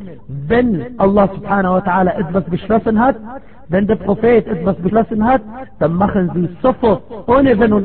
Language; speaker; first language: German; non-native, fluent; Arabic